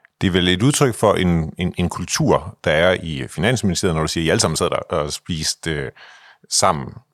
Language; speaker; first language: Danish; native; Danish